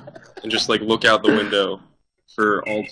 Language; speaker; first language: English; native; English